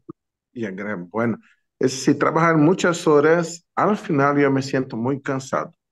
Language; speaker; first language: Spanish; non-native, fluent; Portuguese